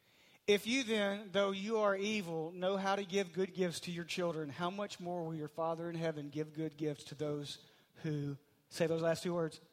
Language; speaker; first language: English; native; English